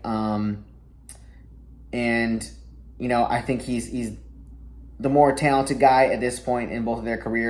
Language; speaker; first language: English; native; English